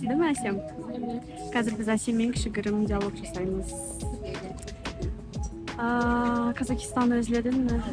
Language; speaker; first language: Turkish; non-native, learner; Kazakh